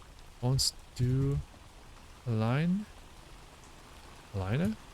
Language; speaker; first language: German; non-native, learner; English